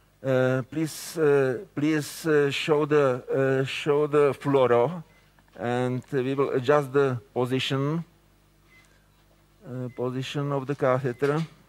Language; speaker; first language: English; non-native, fluent; Czech